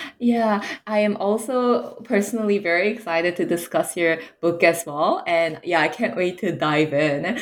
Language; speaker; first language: English; native; English